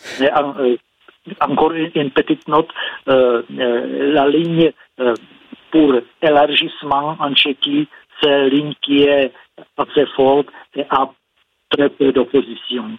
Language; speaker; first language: French; non-native, fluent; Czech